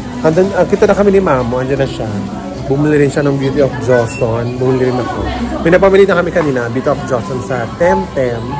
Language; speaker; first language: Filipino; native; Filipino